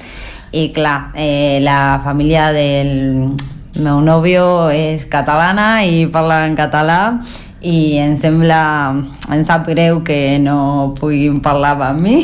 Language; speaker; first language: Catalan; non-native, learner; Spanish